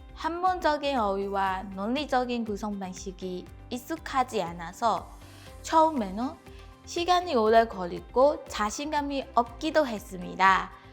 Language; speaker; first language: Korean; non-native, fluent; Burmese